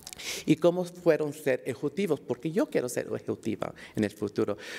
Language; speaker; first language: Spanish; early bilingual, heritage; Spanish